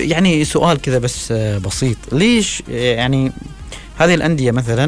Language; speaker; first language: Arabic; native; Arabic